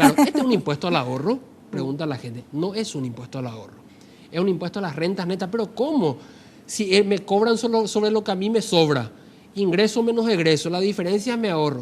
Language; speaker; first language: Spanish; native; Spanish